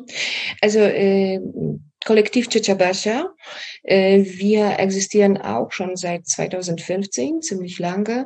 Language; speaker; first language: German; non-native, fluent; Polish